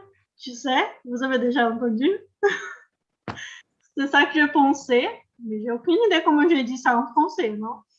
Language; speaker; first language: French; non-native, learner; Portuguese